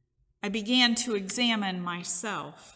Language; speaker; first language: English; native; English